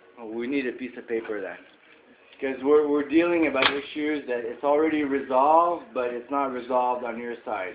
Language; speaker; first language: English; non-native, fluent; French